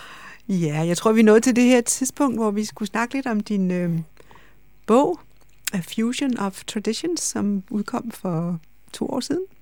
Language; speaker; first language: Danish; native; Danish